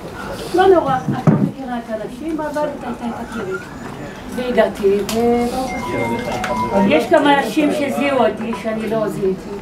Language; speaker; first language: Hebrew; non-native, fluent; French